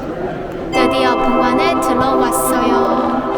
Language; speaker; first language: Korean; non-native, learner; Cantonese